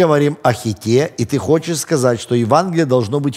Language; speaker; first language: Russian; native; Russian